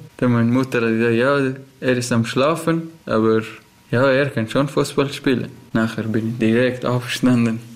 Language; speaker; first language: German; non-native, learner; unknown